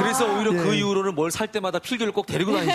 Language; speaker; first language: Korean; native; Korean